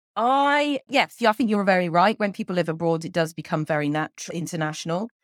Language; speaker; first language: English; native; English